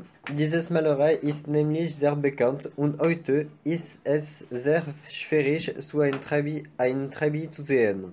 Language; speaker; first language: German; non-native, learner; French